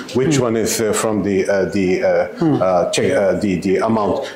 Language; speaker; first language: English; non-native, learner; Japanese